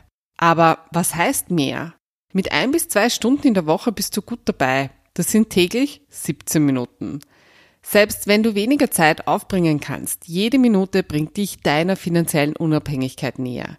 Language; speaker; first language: German; native; German